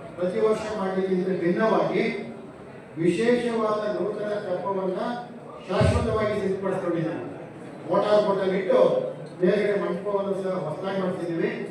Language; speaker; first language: Kannada; native; Kannada